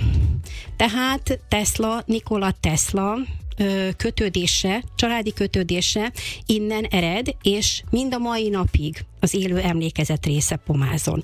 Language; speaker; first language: Hungarian; native; Hungarian